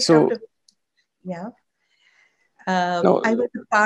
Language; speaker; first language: English; non-native, local second language; Gujarati